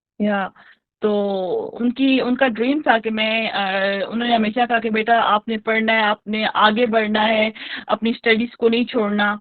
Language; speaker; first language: Urdu; native; Urdu